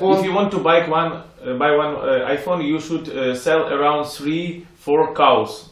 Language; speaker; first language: English; non-native, learner; Russian